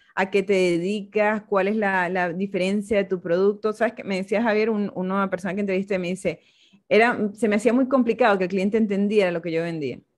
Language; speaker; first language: Spanish; native; Spanish